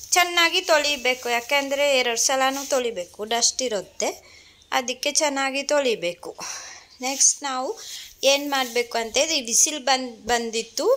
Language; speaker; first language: Kannada; non-native, fluent; Sinhala